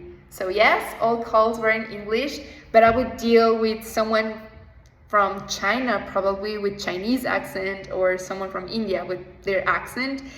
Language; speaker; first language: English; non-native, fluent; Spanish